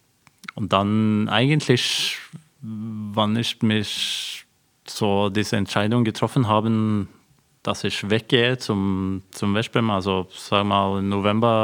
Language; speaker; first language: German; non-native, fluent; Norwegian